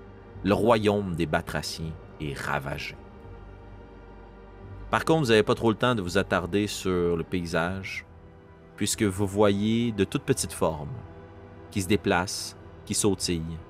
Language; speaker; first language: French; native; French